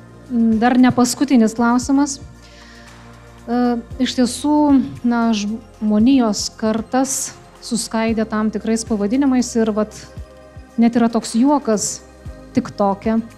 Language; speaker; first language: Lithuanian; native; Lithuanian